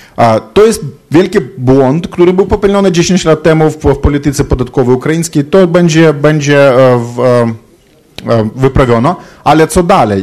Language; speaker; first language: Polish; non-native, fluent; Ukrainian